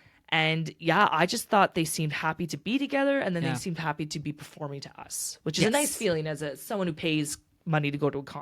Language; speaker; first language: English; native; English